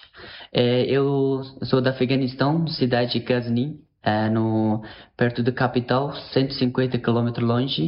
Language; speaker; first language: Portuguese; non-native, learner; Persian